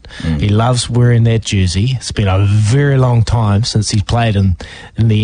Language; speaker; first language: English; native; English